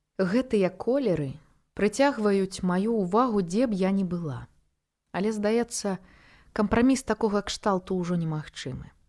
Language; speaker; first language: Belarusian; non-native, local second language; Russian